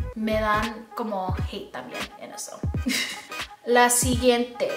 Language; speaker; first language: Spanish; early bilingual, other home language; English